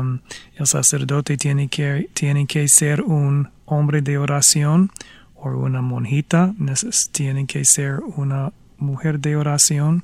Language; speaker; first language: Spanish; non-native, fluent; English